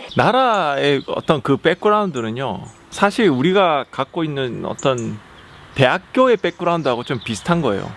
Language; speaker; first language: Korean; native; Korean